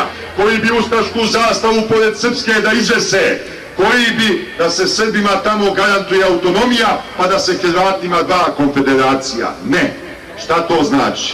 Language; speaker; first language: Bosnian; native; Bosnian